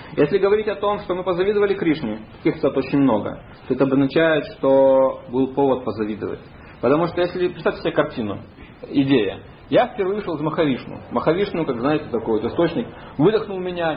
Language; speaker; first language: Russian; native; Russian